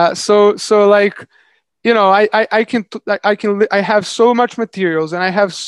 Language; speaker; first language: English; non-native, fluent; Serbian